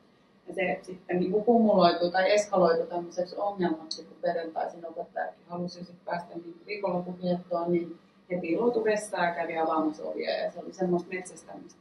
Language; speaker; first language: Finnish; native; Finnish